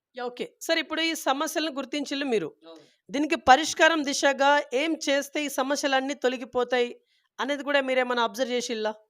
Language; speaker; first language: Telugu; native; Telugu